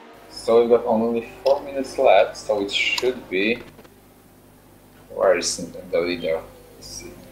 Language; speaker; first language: English; non-native, fluent; Polish